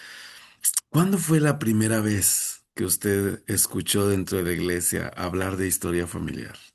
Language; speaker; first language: Spanish; native; Spanish